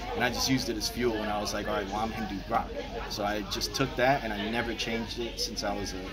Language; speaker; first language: English; native; English